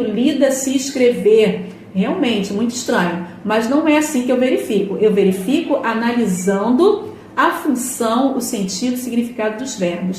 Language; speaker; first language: Portuguese; native; Portuguese